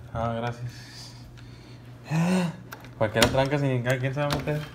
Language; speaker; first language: Spanish; native; Spanish